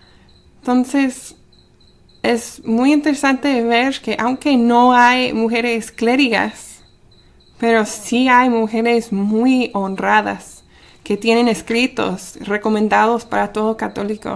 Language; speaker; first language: Spanish; early bilingual, heritage; Spanish